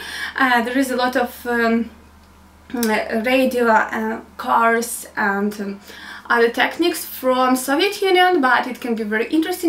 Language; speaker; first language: English; non-native, learner; Ukrainian